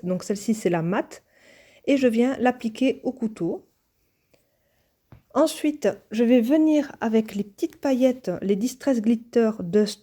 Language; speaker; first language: French; native; French